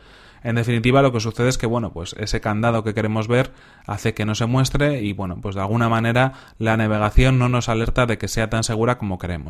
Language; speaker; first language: Spanish; native; Spanish